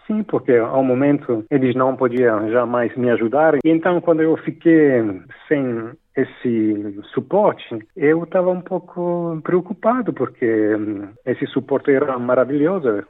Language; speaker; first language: Portuguese; non-native, fluent; French